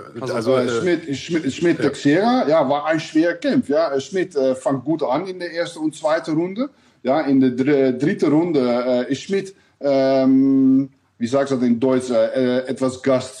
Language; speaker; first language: German; non-native, learner; Dutch